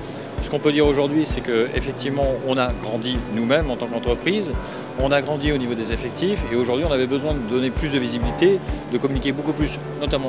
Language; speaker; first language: French; native; French